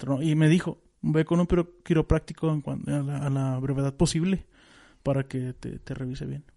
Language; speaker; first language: Spanish; native; Spanish